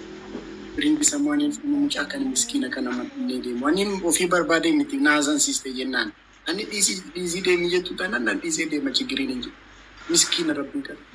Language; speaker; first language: English; non-native, learner; Oromo